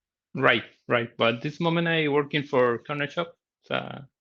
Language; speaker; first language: English; non-native, learner; Spanish